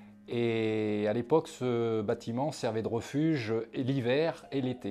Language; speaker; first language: French; native; French